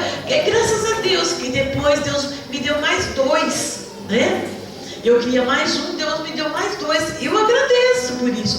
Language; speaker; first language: Portuguese; native; Portuguese